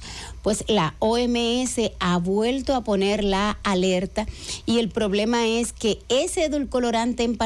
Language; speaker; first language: Spanish; native; Spanish